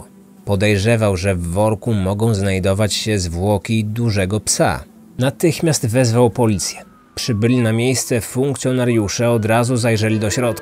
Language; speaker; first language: Polish; native; Polish